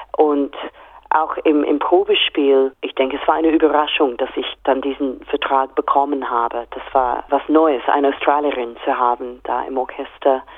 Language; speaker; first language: German; non-native, fluent; English